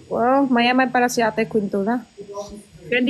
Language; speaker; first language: Filipino; non-native, learner; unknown